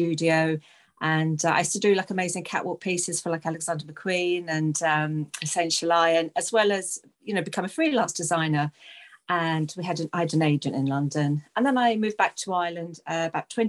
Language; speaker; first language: English; native; English